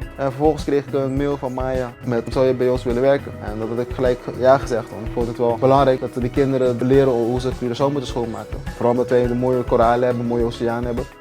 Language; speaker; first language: Dutch; non-native, local second language; Papiamento